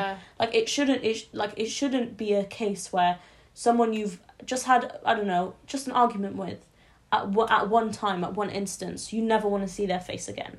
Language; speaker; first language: English; native; English